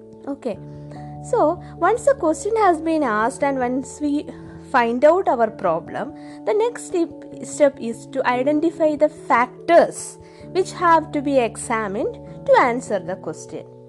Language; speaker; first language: English; non-native, local second language; Malayalam